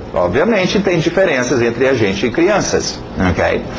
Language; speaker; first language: Portuguese; non-native, fluent; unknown